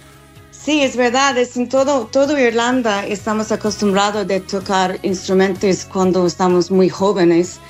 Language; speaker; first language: Spanish; non-native, fluent; English